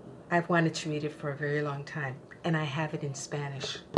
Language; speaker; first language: English; non-native, fluent; Spanish